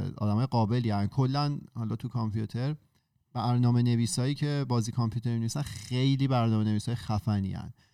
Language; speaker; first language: Persian; native; Persian